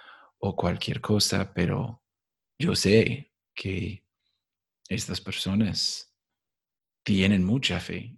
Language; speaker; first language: Spanish; non-native, fluent; English